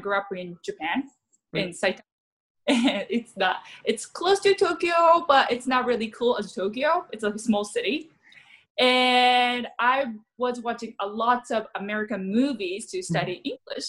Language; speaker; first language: English; non-native, fluent; Japanese